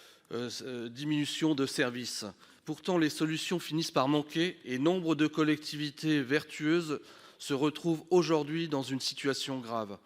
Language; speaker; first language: French; native; French